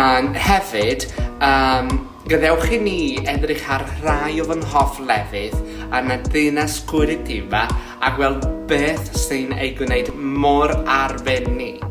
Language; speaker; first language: Welsh; non-native, learner; Portuguese